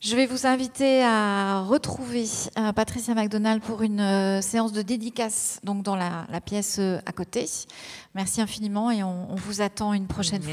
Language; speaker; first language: French; native; French